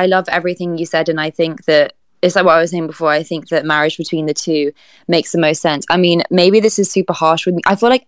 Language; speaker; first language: English; native; English